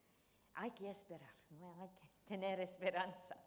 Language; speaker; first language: Spanish; non-native, fluent; English